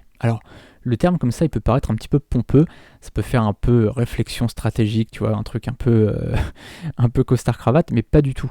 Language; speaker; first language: French; native; French